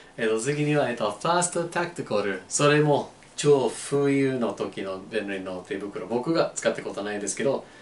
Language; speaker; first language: Japanese; non-native, learner; English